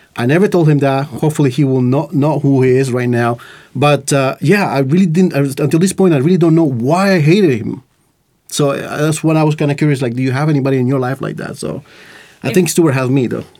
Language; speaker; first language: English; non-native, fluent; Spanish